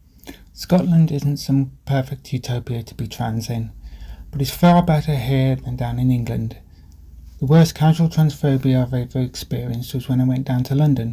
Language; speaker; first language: English; native; English